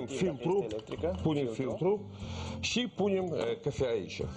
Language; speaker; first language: Romanian; non-native, learner; Russian